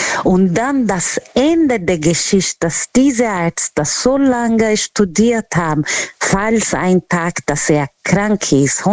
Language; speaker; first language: German; non-native, learner; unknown